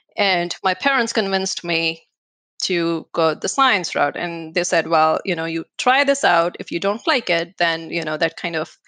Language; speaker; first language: English; non-native, local second language; Hindi